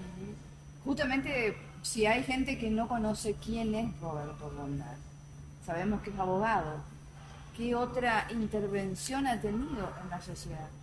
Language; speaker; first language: Spanish; native; Spanish